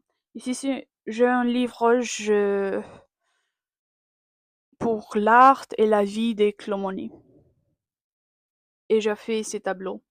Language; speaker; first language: French; non-native, learner; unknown